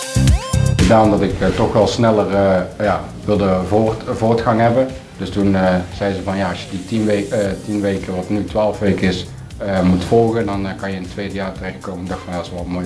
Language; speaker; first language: Dutch; native; Dutch